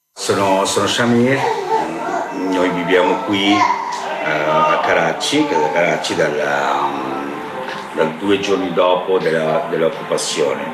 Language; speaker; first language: Italian; non-native, fluent; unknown